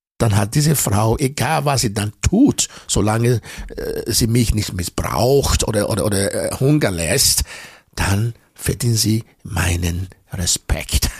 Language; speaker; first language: German; non-native, fluent; Bini